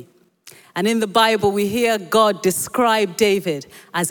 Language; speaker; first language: English; non-native, local second language; Yoruba